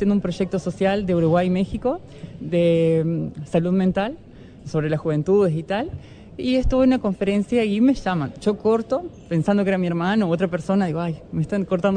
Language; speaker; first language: Spanish; native; Spanish